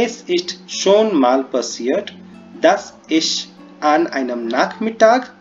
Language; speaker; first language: German; non-native, fluent; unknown